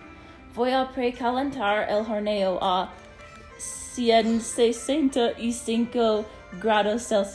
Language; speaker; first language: Spanish; non-native, learner; English